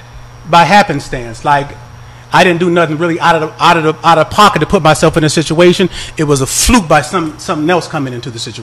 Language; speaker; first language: English; native; English